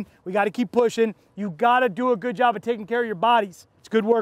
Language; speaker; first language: English; native; English